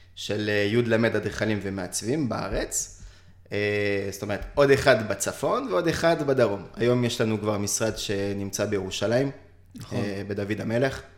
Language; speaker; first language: Hebrew; early bilingual, other home language; French